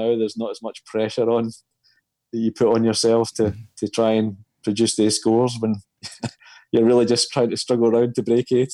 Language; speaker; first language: English; native; English